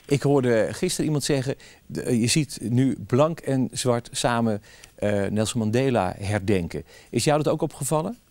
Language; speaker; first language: Dutch; native; Dutch